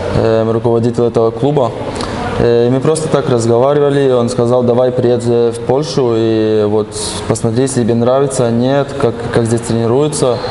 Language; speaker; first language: Russian; early bilingual, heritage; Russian